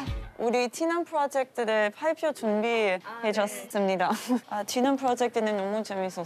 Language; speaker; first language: Korean; non-native, learner; German